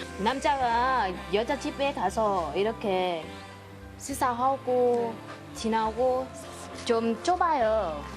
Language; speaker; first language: Korean; non-native, learner; Vietnamese